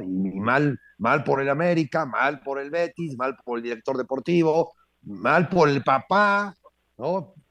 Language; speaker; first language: Spanish; native; Spanish